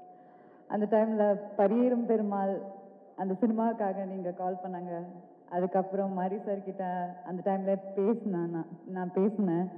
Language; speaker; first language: Tamil; non-native, local second language; Malayalam